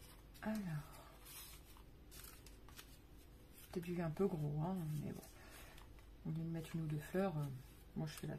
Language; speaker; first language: French; native; French